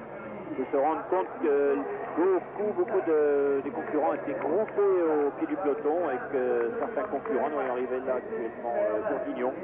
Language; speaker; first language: French; native; French